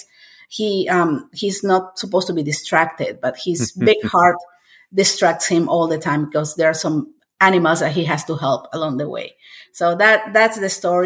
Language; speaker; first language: English; non-native, fluent; Spanish